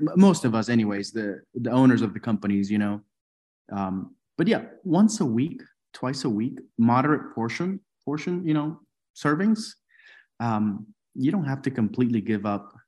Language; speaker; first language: English; non-native, fluent; Spanish